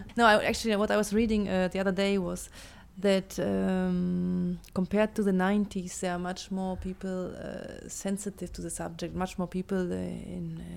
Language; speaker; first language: English; non-native, fluent; German